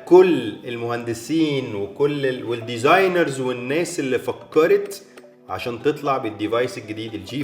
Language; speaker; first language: Arabic; native; Arabic